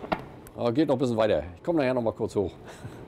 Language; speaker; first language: German; native; German